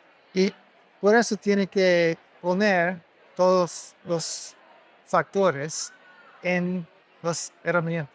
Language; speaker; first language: Spanish; non-native, learner; English